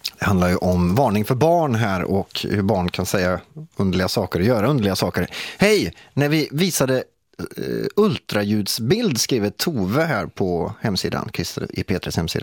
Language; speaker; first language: Swedish; native; Swedish